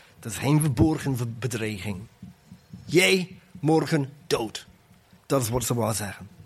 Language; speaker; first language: Dutch; non-native, fluent; English